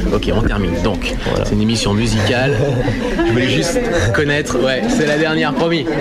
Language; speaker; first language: French; native; French